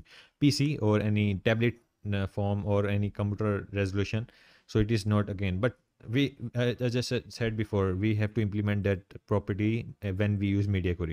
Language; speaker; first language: English; non-native, local second language; Urdu